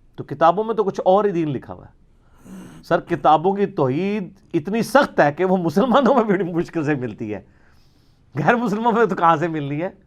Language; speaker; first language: Urdu; non-native, local second language; Punjabi